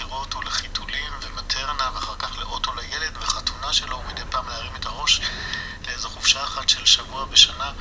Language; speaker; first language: Hebrew; native; Hebrew